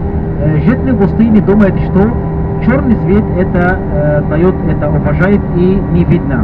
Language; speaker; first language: Russian; non-native, learner; Arabic